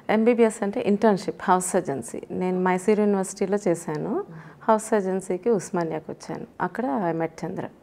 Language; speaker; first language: Telugu; native; Telugu